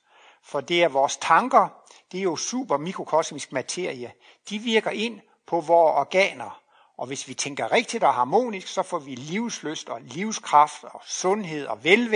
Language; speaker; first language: Danish; native; Danish